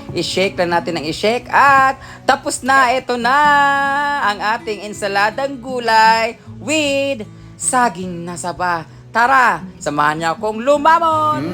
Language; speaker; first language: Filipino; non-native, local second language; Cebuano